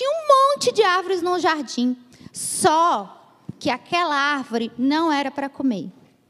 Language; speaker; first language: Portuguese; native; Portuguese